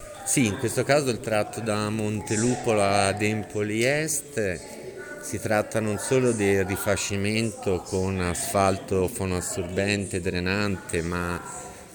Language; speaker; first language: Italian; native; Italian